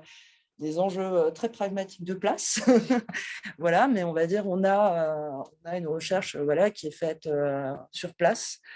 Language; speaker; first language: French; native; French